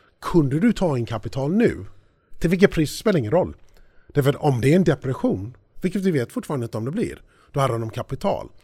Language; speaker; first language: Swedish; early bilingual, heritage; English